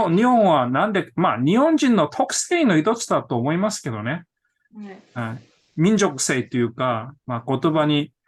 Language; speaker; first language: Japanese; non-native, fluent; Korean